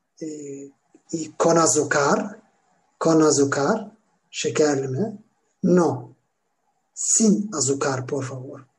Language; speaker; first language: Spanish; non-native, learner; Turkish